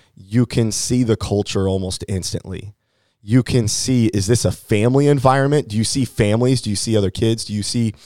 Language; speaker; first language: English; native; English